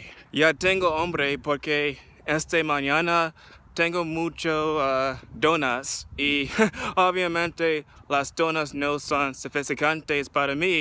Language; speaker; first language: Spanish; non-native, learner; English